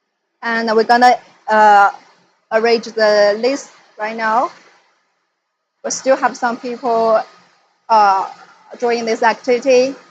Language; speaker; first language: English; non-native, fluent; Chinese